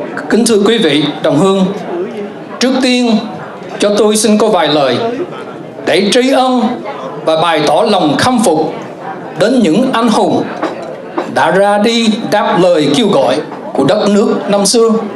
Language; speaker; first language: Vietnamese; native; Vietnamese